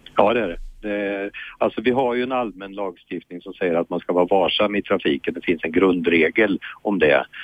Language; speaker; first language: Swedish; native; Swedish